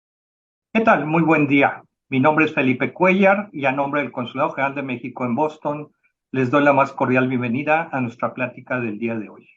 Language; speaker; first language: Spanish; native; Spanish